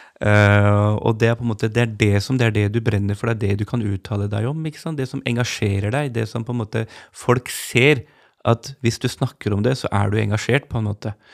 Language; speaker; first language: Norwegian; early bilingual, other home language; Urdu